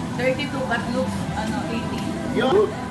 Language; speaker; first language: English; non-native, local second language; Filipino